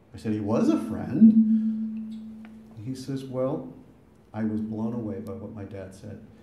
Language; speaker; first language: English; native; English